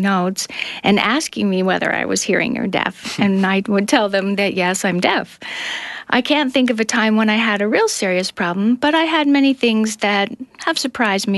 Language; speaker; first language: English; non-native, local second language; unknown